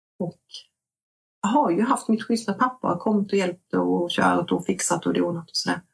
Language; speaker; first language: Swedish; native; Swedish